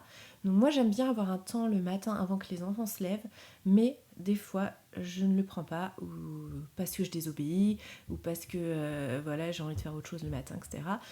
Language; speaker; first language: French; native; French